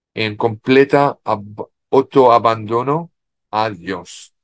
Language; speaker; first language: Spanish; non-native, fluent; French